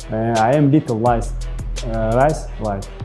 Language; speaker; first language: English; non-native, learner; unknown